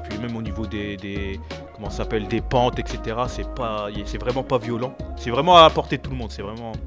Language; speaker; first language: French; native; French